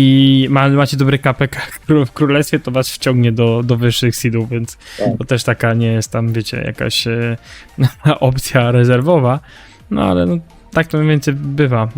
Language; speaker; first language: Polish; native; Polish